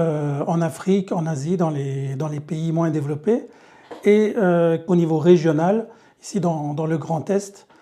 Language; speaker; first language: French; early bilingual, other home language; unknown